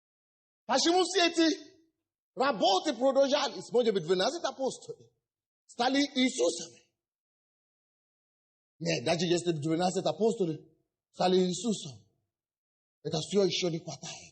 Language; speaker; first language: Russian; non-native, fluent; Yoruba